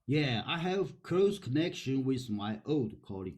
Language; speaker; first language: English; non-native, learner; Chinese